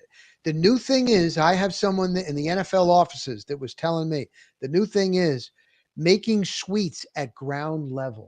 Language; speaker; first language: English; native; English